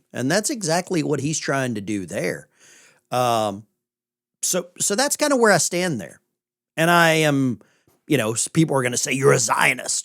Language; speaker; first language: English; native; English